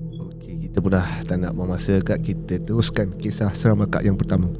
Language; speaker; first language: Malay; native; Malay